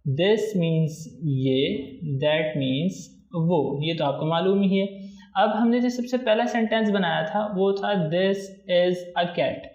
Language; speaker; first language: Urdu; native; Urdu